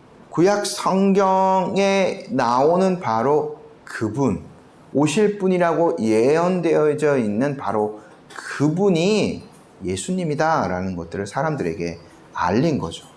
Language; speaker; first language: Korean; native; Korean